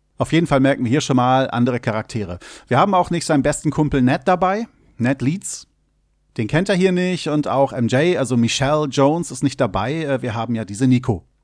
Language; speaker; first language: German; native; German